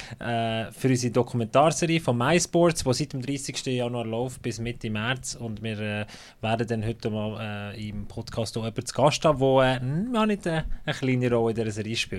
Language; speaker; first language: German; native; German